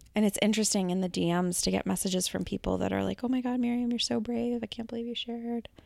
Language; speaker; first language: English; native; English